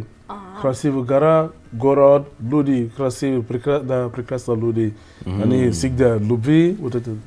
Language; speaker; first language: Russian; non-native, learner; English